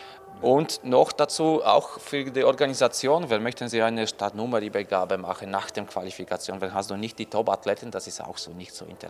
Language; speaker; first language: German; non-native, learner; Polish